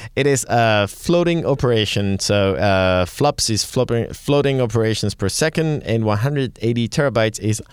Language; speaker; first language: English; non-native, fluent; Spanish